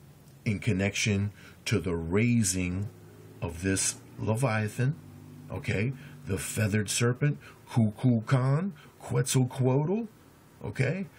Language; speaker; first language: English; native; English